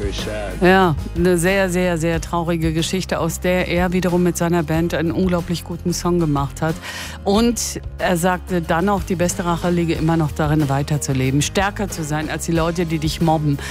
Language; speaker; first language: German; native; German